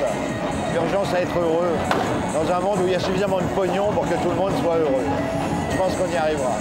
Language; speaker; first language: French; native; French